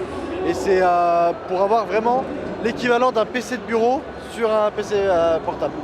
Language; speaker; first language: French; native; French